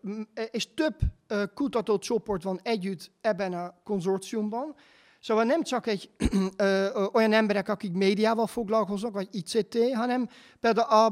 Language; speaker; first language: Hungarian; non-native, fluent; Dutch